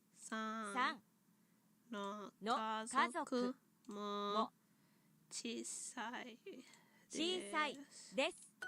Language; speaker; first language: Japanese; non-native, learner; English